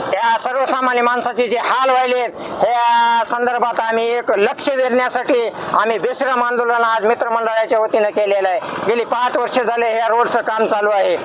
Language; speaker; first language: Marathi; native; Marathi